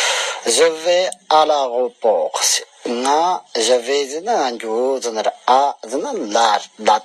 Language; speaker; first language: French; non-native, learner; Tibetan